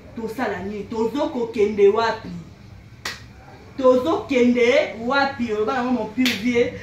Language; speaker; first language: Lingala; native; Lingala